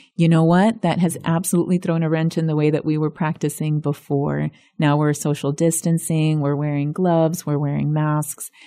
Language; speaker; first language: English; early bilingual, other home language; Spanish